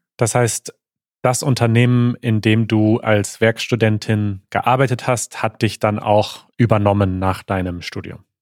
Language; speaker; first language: German; native; German